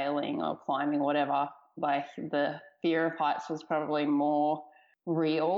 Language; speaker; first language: English; native; English